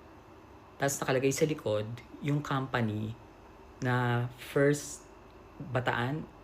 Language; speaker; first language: Filipino; native; Filipino